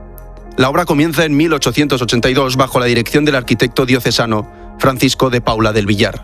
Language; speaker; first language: Spanish; native; Spanish